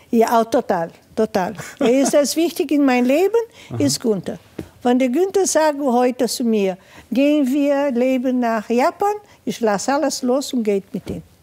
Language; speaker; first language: German; non-native, fluent; Portuguese